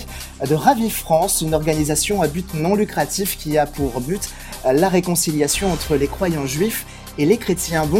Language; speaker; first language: French; native; French